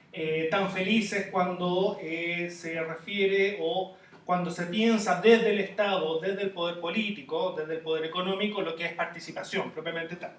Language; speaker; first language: Spanish; native; Spanish